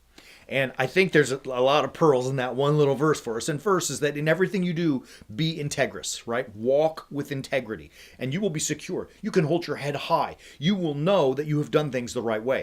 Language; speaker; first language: English; native; English